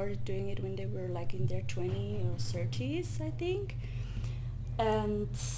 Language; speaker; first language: English; non-native, fluent; Swiss German